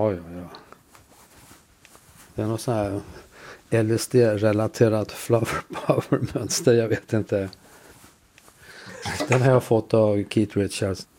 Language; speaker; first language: Swedish; native; Swedish